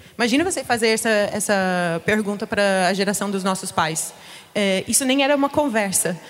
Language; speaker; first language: Portuguese; non-native, fluent; English